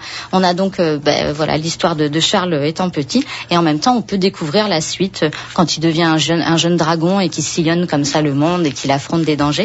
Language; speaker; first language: French; native; French